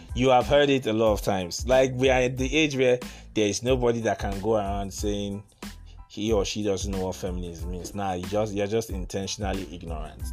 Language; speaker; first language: English; non-native, local second language; Igbo